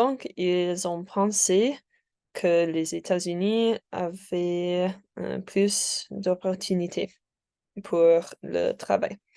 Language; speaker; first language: French; non-native, learner; English